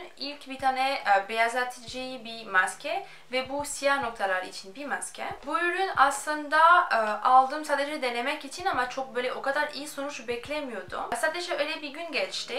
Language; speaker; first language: Turkish; non-native, fluent; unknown